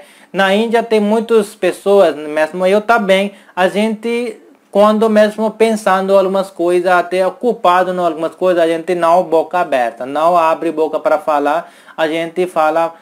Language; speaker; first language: Portuguese; non-native, learner; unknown